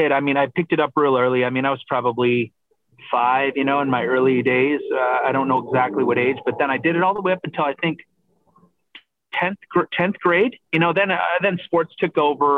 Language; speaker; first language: English; native; English